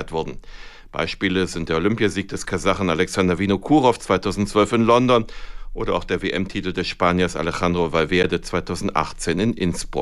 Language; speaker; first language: German; native; German